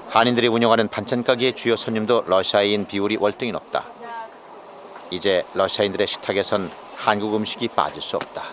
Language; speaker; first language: Korean; native; Korean